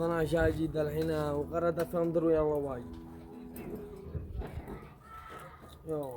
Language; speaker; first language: Arabic; native; Arabic